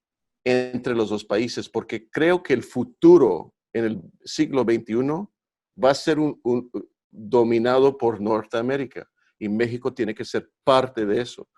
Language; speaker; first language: Spanish; early bilingual, heritage; Spanish